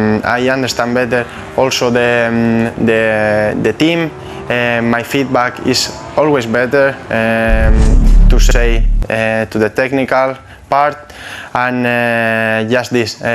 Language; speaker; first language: English; non-native, fluent; Spanish